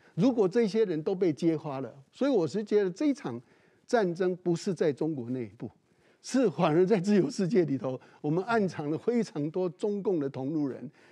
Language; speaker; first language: Chinese; native; Chinese